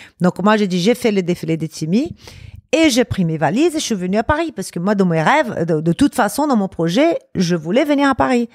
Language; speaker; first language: French; non-native, fluent; Portuguese